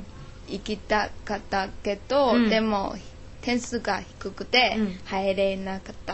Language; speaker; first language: Japanese; non-native, fluent; Chinese